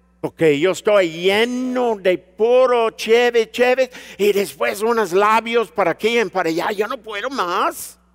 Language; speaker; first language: Spanish; early bilingual, heritage; Spanish